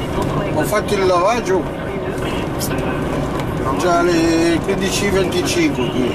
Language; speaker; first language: Italian; non-native, fluent; French